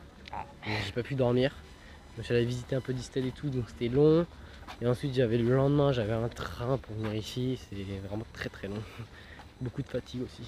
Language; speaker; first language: French; native; French